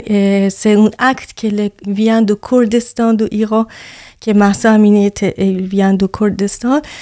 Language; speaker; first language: French; non-native, learner; Persian